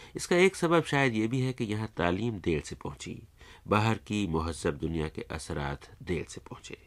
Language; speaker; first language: Urdu; native; Urdu